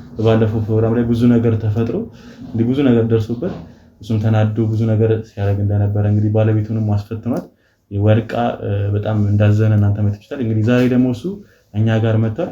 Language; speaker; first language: Amharic; native; Amharic